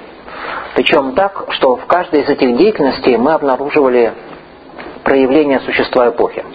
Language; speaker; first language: Russian; native; Russian